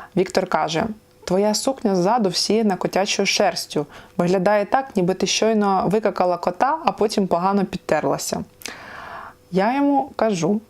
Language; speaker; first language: Ukrainian; non-native, local second language; Russian